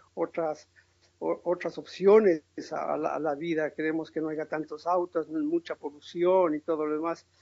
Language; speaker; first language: Spanish; native; Spanish